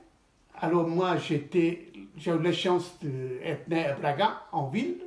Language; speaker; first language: French; non-native, fluent; Portuguese